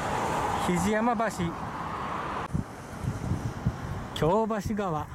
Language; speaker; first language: Japanese; native; Japanese